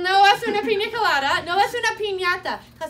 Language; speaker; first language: Spanish; non-native, fluent; English